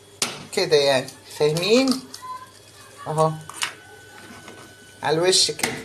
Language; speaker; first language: Arabic; native; Arabic